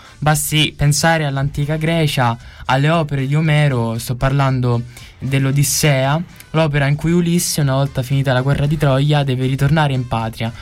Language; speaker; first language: Italian; early bilingual, other home language; Romanian